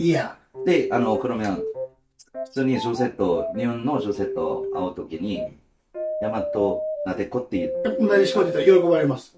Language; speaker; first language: Japanese; non-native, learner; Korean